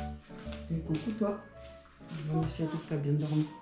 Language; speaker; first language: French; native; French